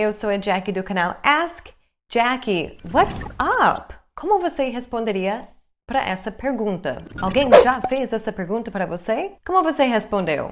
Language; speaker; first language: Portuguese; non-native, fluent; English